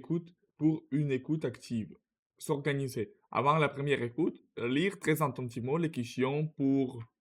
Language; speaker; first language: French; non-native, learner; Russian